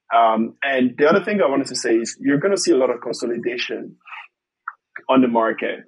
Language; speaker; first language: English; non-native, fluent; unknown